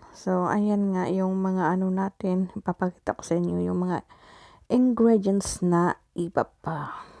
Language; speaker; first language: Filipino; non-native, local second language; Cebuano